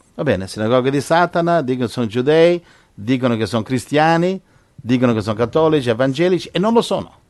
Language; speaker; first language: Italian; native; Italian